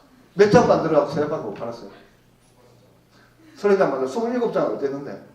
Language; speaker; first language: Korean; native; Korean